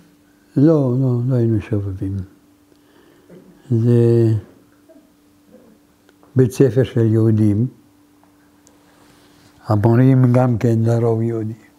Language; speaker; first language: Hebrew; non-native, fluent; Arabic